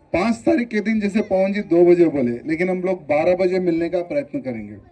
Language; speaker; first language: Hindi; non-native, local second language; Telugu